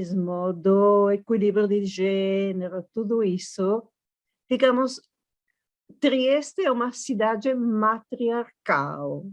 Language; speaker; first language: Portuguese; non-native, fluent; Italian